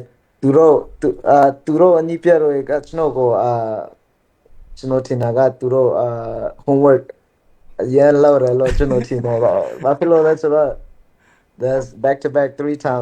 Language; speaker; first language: Burmese; early bilingual, heritage; Burmese